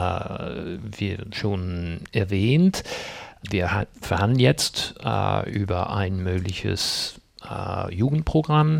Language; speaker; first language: German; non-native, fluent; English